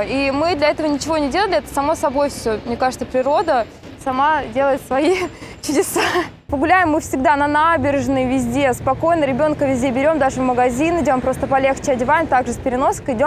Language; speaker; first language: Russian; native; Russian